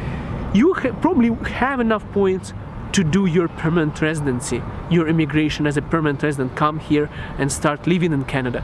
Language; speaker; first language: English; non-native, local second language; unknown